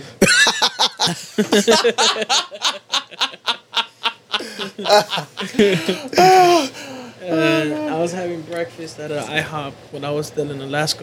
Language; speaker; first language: English; early bilingual, other home language; Spanish